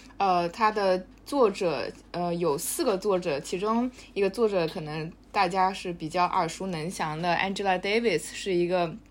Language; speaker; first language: Chinese; native; Chinese